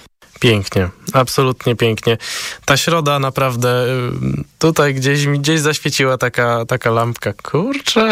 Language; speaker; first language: Polish; native; Polish